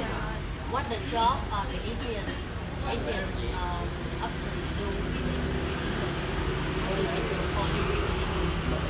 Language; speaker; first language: English; non-native, local second language; Vietnamese